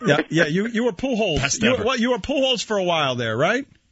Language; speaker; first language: English; early bilingual, other home language; Spanish